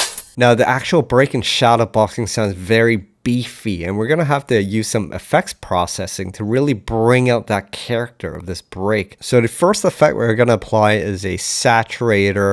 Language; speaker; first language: English; native; English